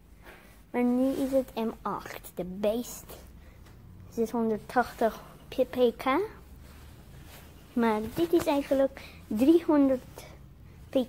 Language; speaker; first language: Dutch; non-native, learner; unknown